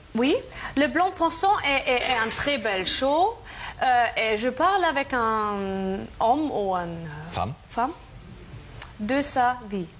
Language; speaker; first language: French; non-native, learner; German